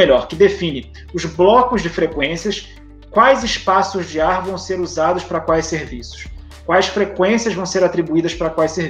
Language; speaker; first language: Portuguese; native; Portuguese